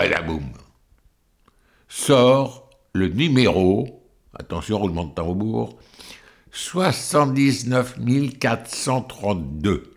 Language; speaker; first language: French; native; French